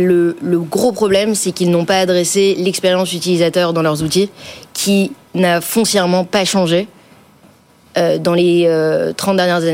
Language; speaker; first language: French; native; French